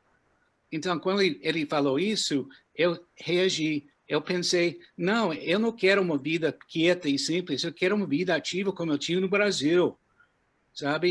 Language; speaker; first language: Portuguese; non-native, fluent; English